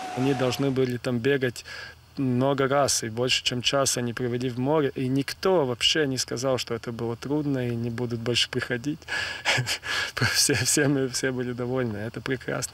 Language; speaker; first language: Russian; non-native, local second language; Latvian